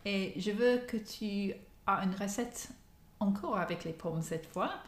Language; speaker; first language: French; non-native, fluent; English